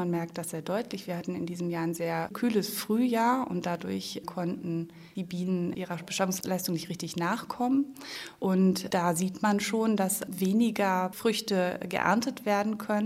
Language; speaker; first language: German; native; German